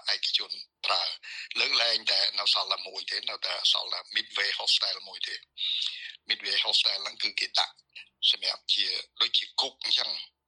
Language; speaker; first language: Khmer; native; Khmer